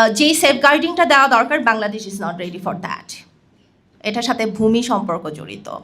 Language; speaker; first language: Bangla; non-native, local second language; Chakma